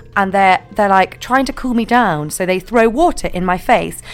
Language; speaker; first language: English; native; English